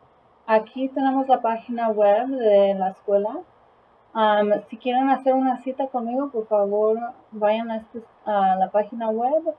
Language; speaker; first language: Spanish; early bilingual, heritage; Spanish